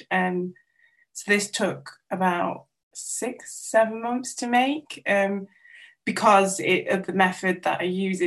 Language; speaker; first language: English; non-native, local second language; Welsh